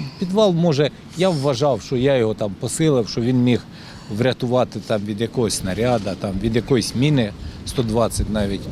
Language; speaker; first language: Ukrainian; native; Ukrainian